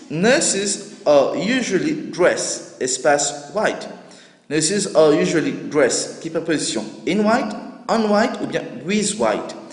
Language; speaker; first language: English; non-native, local second language; Morisyen